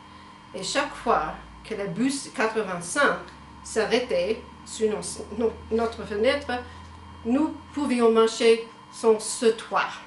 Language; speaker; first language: French; non-native, learner; English